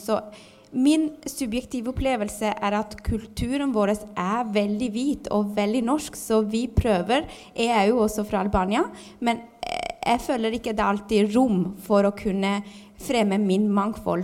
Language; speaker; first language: Norwegian; non-native, fluent; Albanian